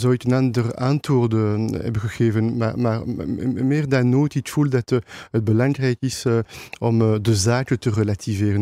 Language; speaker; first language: Dutch; non-native, local second language; French